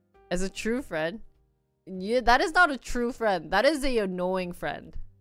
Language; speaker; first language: English; non-native, fluent; Korean